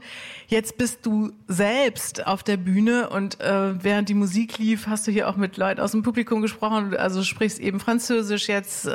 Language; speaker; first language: German; native; German